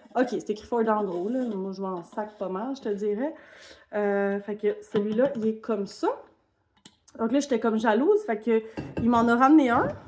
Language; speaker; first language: French; native; French